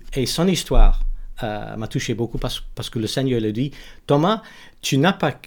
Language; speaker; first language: French; non-native, fluent; English